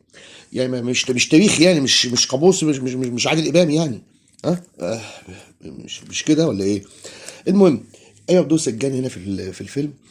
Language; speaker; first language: Arabic; native; Arabic